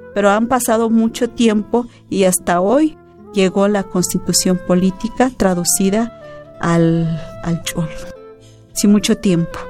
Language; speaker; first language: Spanish; non-native, local second language; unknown